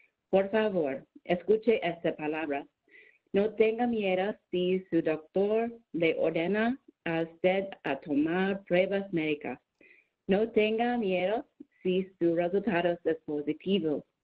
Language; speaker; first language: Spanish; non-native, learner; English